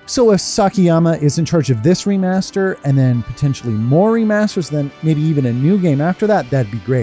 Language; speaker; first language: English; native; English